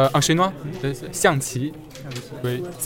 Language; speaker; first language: French; non-native, learner; Chinese